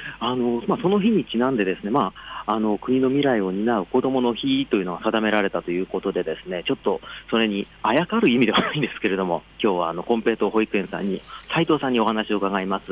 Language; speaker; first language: Japanese; native; Japanese